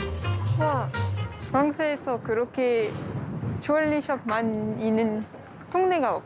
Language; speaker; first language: Korean; non-native, learner; French